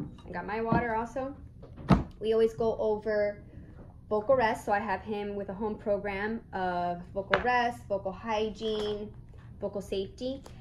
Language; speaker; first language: English; early bilingual, other home language; Spanish